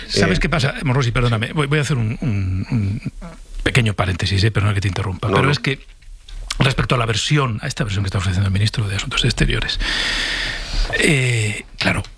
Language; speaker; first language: Spanish; native; Spanish